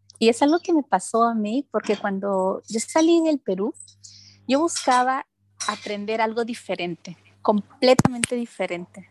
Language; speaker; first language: Spanish; native; Spanish